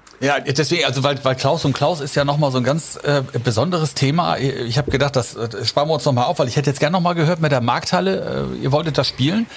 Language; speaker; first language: German; native; German